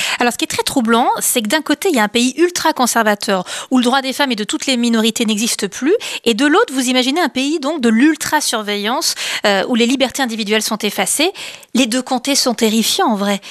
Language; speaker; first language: French; native; French